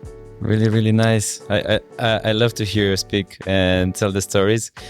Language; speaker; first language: English; non-native, fluent; Romanian